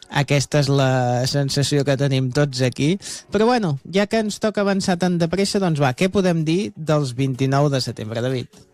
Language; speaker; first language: Catalan; native; Catalan